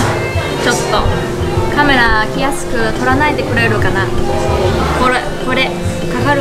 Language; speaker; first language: Japanese; early bilingual, heritage; Chinese